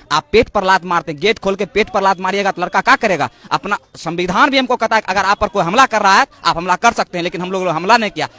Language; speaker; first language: Hindi; native; Hindi